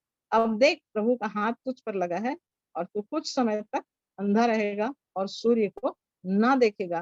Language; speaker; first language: Hindi; native; Hindi